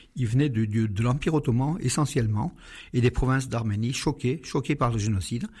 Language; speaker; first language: French; non-native, fluent; Armenian